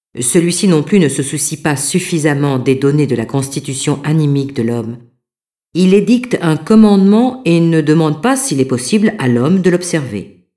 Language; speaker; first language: French; native; French